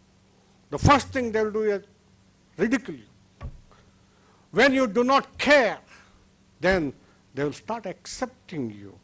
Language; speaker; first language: English; non-native, local second language; Kannada